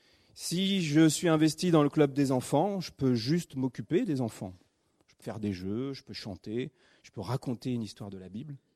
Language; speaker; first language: French; native; French